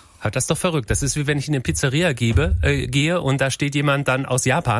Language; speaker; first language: German; native; German